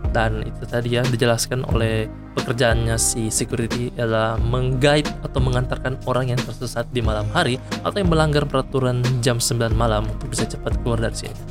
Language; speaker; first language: Indonesian; native; Indonesian